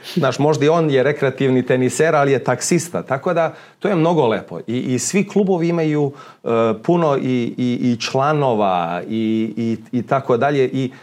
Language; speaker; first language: Serbian; early bilingual, heritage; Serbian